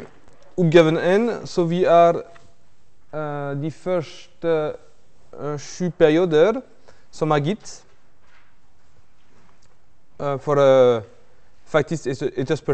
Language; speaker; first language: Norwegian; non-native, fluent; French